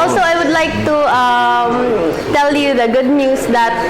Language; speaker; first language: English; non-native, local second language; Filipino